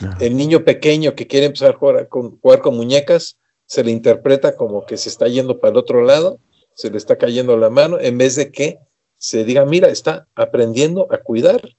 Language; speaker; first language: Spanish; native; Spanish